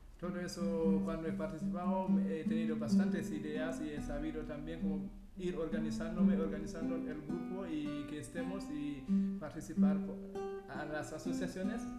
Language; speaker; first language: Spanish; non-native, fluent; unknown